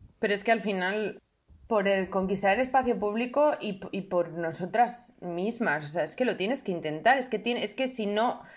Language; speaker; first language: Spanish; native; Spanish